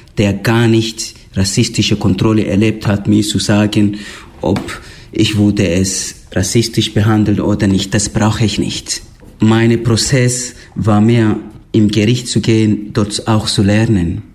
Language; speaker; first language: German; non-native, fluent; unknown